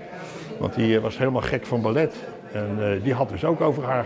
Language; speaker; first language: Dutch; native; Dutch